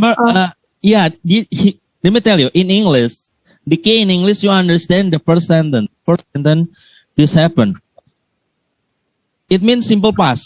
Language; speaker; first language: English; non-native, learner; Indonesian